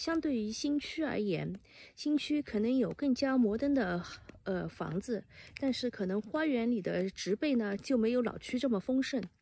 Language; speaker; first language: Chinese; native; Chinese